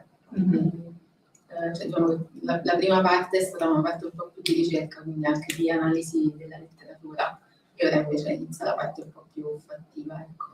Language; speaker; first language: Italian; native; Italian